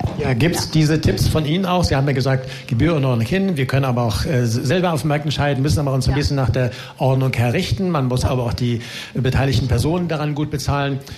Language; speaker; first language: German; native; German